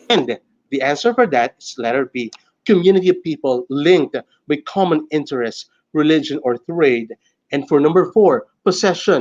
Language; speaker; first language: English; non-native, local second language; Filipino